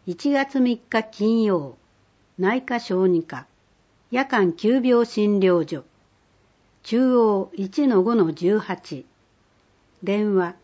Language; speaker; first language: Japanese; native; Japanese